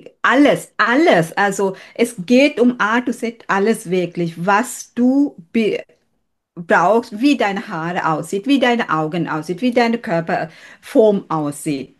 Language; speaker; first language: German; non-native, learner; Sinhala